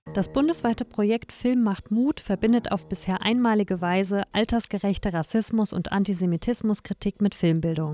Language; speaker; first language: German; native; German